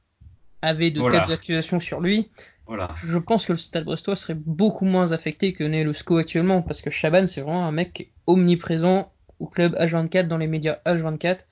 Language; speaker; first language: French; native; French